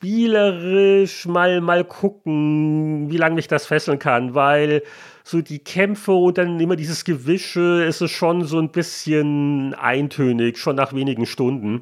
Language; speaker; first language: German; native; German